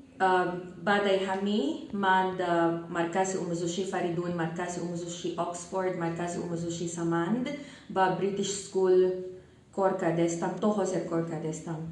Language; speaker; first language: Tajik; non-native, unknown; Filipino